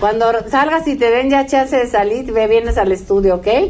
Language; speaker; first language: Spanish; native; Spanish